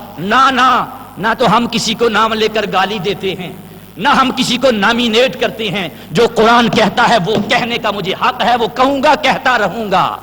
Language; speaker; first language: Urdu; non-native, local second language; Punjabi